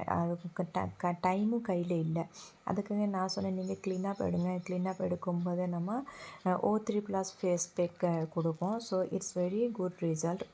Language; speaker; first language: Tamil; non-native, fluent; Assamese